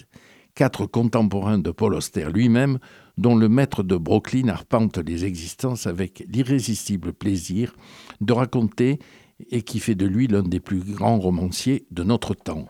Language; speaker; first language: French; native; French